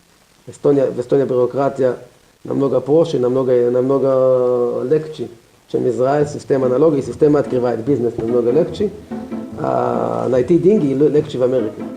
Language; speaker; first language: Russian; non-native, learner; Hebrew